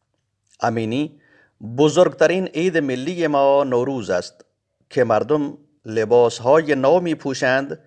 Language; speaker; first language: Persian; non-native, fluent; Urdu